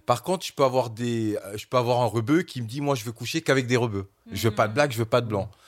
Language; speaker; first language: French; native; French